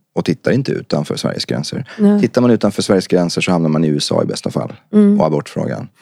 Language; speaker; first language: Swedish; early bilingual, other home language; Persian